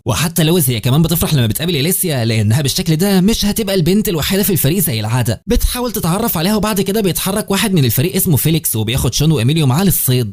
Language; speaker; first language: Arabic; native; Arabic